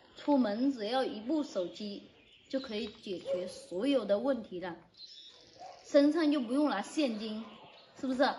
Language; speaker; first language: Chinese; non-native, fluent; Vietnamese